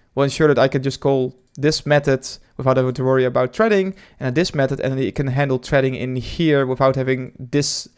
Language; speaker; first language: English; non-native, fluent; Dutch